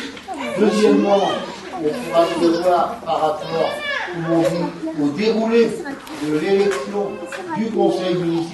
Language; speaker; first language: French; native; French